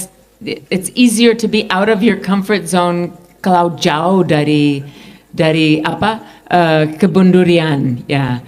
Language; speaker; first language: Indonesian; non-native, fluent; English